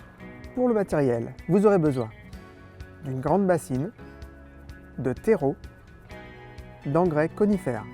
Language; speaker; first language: French; native; French